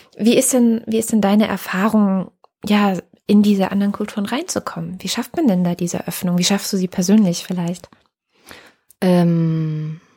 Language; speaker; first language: German; native; German